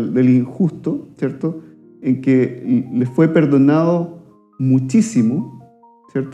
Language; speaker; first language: Spanish; native; Spanish